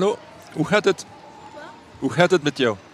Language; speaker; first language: Dutch; non-native, local second language; French